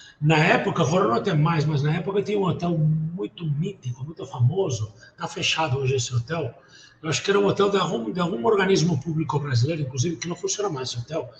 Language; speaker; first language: Portuguese; non-native, fluent; Spanish